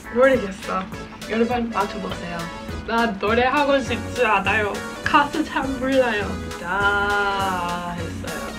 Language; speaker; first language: Korean; non-native, fluent; English